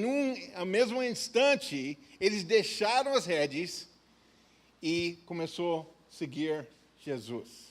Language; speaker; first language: Portuguese; non-native, fluent; English